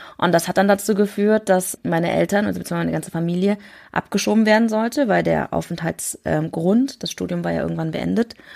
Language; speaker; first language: German; early bilingual, other home language; Korean